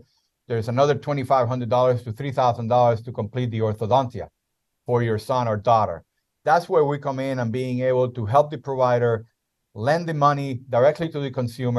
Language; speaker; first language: English; non-native, fluent; Spanish